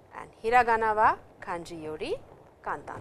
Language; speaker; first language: Japanese; non-native, fluent; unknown